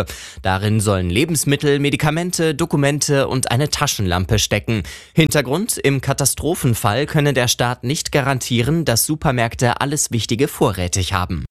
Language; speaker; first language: German; native; German